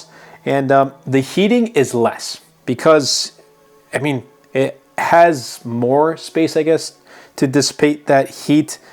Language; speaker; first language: English; native; English